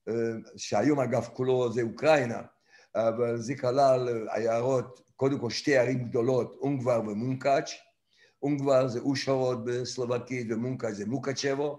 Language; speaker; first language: Hebrew; non-native, fluent; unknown